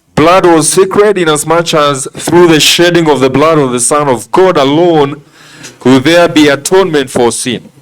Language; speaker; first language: English; non-native, local second language; Swahili